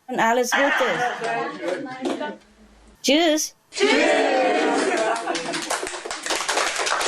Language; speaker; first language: German; non-native, learner; Vietnamese